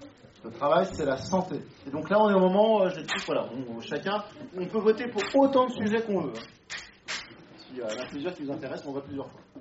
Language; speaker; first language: French; native; French